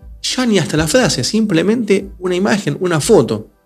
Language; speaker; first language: Spanish; native; Spanish